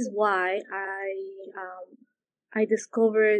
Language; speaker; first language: English; non-native, fluent; Spanish